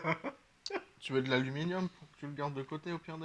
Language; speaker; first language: French; native; French